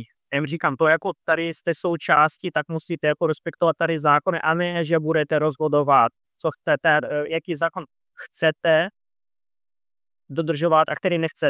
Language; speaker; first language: Czech; non-native, fluent; Russian